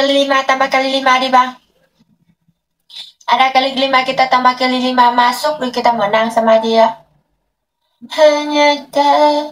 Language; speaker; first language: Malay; non-native, learner; Vietnamese